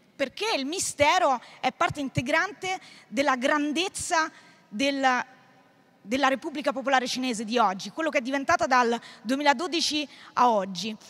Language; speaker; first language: Italian; native; Italian